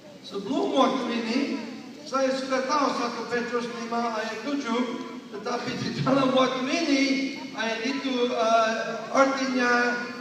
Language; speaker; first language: Indonesian; non-native, learner; English